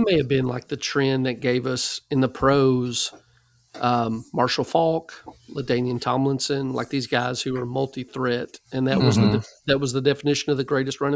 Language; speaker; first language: English; native; English